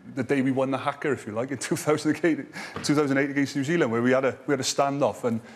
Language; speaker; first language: English; native; English